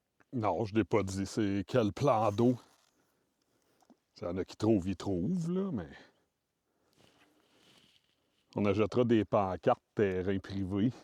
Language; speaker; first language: French; native; French